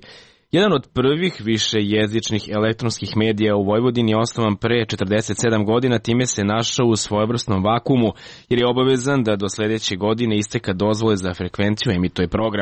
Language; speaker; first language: Serbian; native; Serbian